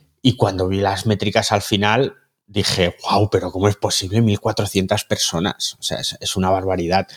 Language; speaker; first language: Spanish; native; Spanish